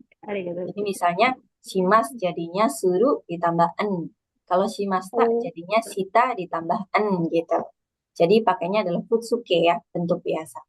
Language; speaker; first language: Indonesian; native; Indonesian